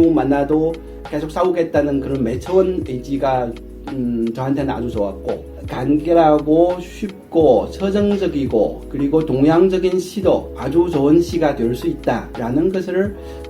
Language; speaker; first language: Korean; non-native, fluent; Chinese